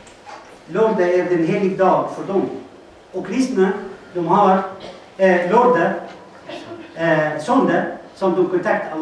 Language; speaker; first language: Swedish; non-native, fluent; Arabic